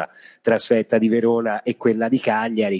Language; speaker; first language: Italian; native; Italian